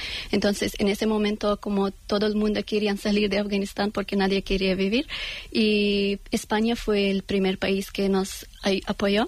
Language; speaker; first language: Spanish; non-native, learner; Persian